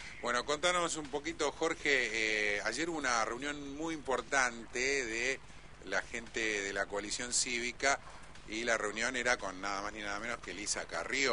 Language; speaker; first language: Spanish; native; Spanish